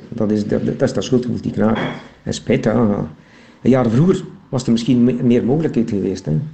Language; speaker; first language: Dutch; native; Dutch